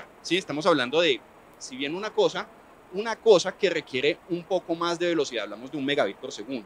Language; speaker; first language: Spanish; native; Spanish